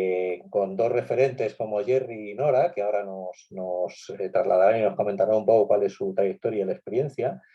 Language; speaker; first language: Spanish; native; Spanish